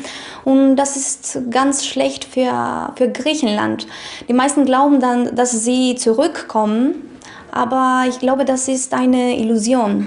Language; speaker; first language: German; non-native, fluent; Greek